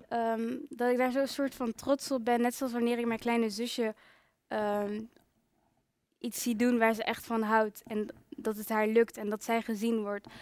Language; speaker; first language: Dutch; early bilingual, other home language; Kinyarwanda